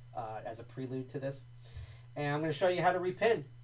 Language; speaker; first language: English; native; English